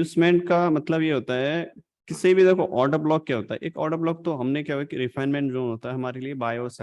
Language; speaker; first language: Hindi; native; Hindi